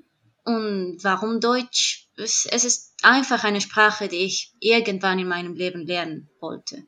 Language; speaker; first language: German; non-native, fluent; Spanish